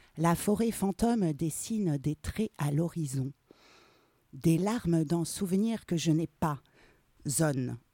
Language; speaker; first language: French; native; French